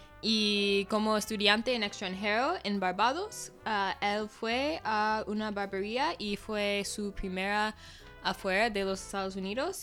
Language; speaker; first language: Spanish; non-native, fluent; English